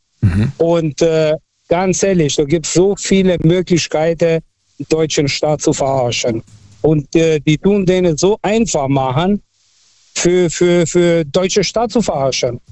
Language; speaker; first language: German; early bilingual, other home language; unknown